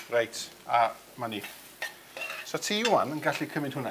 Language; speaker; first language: Welsh; native; Welsh